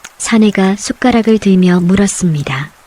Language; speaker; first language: Korean; native; Korean